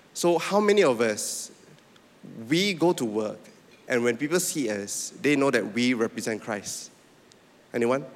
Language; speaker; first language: English; non-native, local second language; Min Nan Chinese